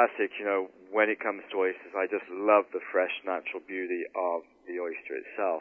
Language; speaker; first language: English; native; English